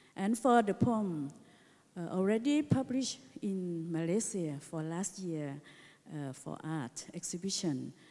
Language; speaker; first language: English; non-native, learner; Thai